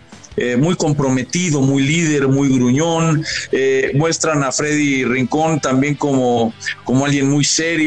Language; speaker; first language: Spanish; native; Spanish